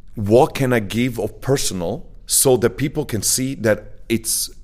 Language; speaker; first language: English; early bilingual, other home language; Italian